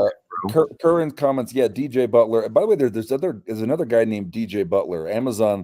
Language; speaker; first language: English; native; English